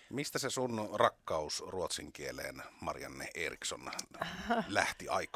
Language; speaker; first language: Finnish; native; Finnish